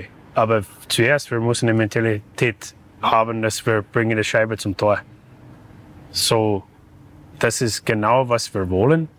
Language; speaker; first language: German; non-native, learner; English